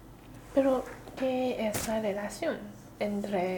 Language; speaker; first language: Spanish; non-native, learner; Chinese